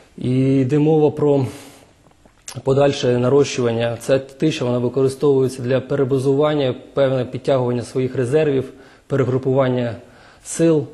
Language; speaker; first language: Ukrainian; native; Ukrainian